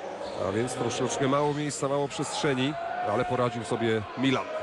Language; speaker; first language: Polish; native; Polish